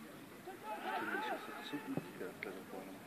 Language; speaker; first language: German; native; German